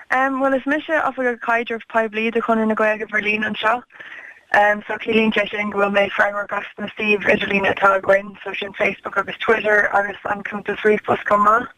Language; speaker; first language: Irish; non-native, local second language; English